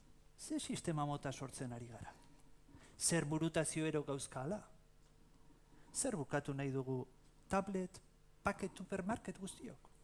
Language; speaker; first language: Basque; native; Basque